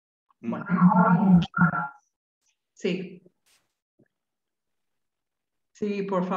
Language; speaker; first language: Spanish; non-native, fluent; English